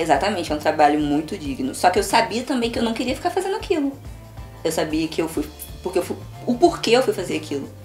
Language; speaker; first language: Portuguese; native; Portuguese